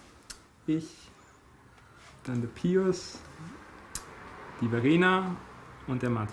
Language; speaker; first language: German; native; German